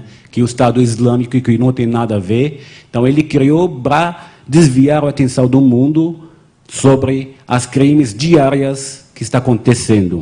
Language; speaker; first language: Portuguese; non-native, fluent; Arabic